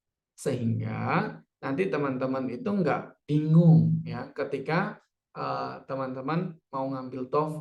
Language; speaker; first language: Indonesian; native; Indonesian